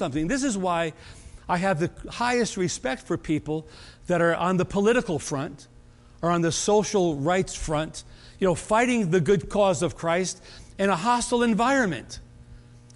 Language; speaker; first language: English; native; English